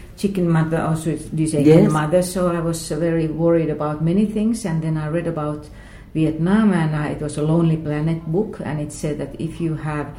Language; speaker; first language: English; non-native, fluent; Finnish